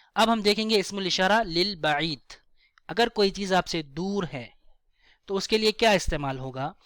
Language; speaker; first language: Urdu; native; Urdu